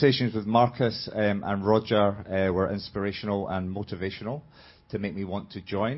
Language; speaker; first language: English; native; English